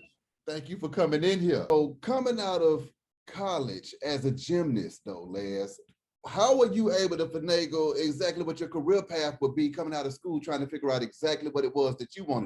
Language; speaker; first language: English; native; English